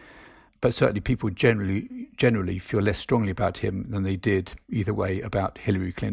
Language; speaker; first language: English; native; English